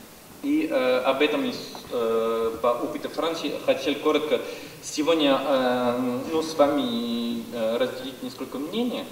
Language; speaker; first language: Russian; non-native, fluent; French